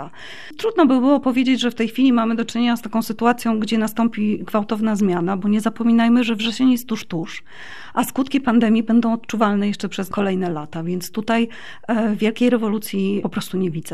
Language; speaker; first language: Polish; native; Polish